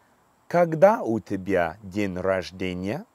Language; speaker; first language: Russian; non-native, fluent; English